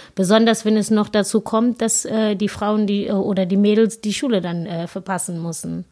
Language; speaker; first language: German; non-native, fluent; Zulu